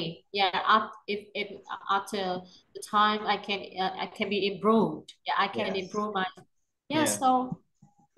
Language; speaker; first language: English; non-native, learner; Vietnamese